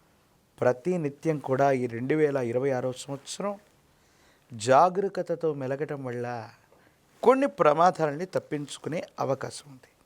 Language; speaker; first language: Telugu; native; Telugu